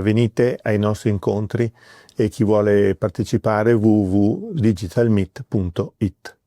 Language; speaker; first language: Italian; native; Italian